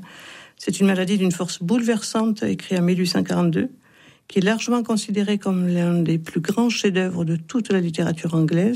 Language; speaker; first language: French; native; French